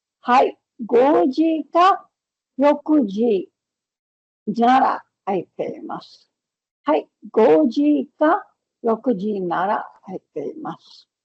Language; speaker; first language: Japanese; non-native, fluent; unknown